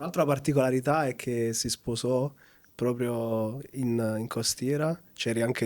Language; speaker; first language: Italian; native; Italian